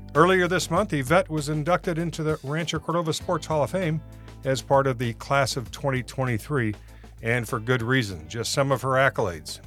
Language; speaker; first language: English; native; English